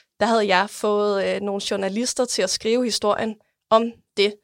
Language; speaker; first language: Danish; native; Danish